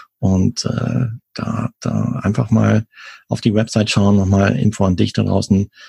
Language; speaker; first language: German; native; German